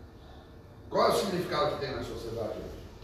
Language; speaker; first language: Portuguese; native; Portuguese